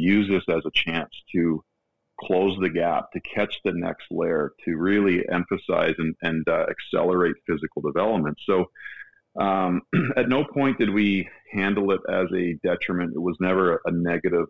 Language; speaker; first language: English; native; English